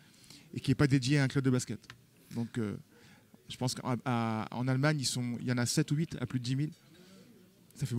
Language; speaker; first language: French; native; French